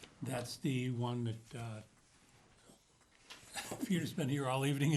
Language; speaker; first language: English; native; English